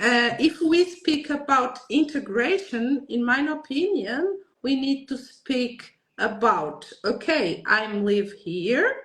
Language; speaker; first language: English; non-native, learner; Portuguese